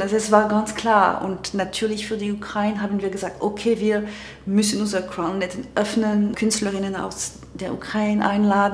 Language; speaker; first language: German; non-native, fluent; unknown